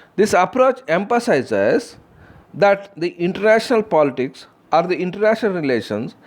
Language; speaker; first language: English; non-native, local second language; Kannada